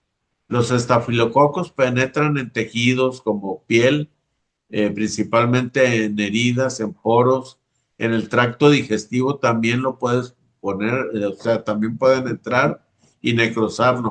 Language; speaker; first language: Spanish; native; Spanish